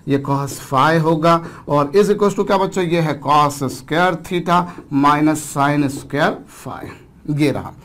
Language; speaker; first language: Hindi; native; Hindi